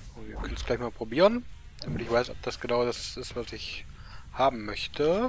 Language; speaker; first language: German; native; German